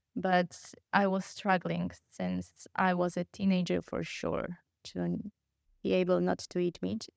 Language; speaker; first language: English; non-native, fluent; Polish